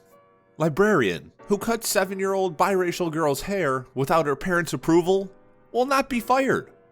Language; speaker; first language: English; native; English